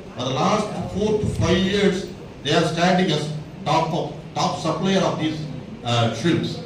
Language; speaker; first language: English; non-native, local second language; Tamil